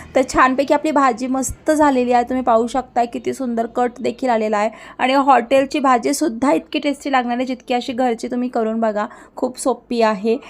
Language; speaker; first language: Marathi; early bilingual, other home language; Hindi